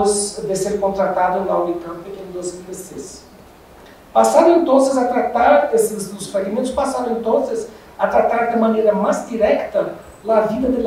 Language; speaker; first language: Spanish; non-native, fluent; Portuguese